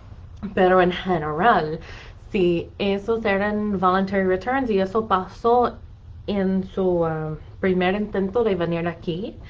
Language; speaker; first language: Spanish; non-native, fluent; English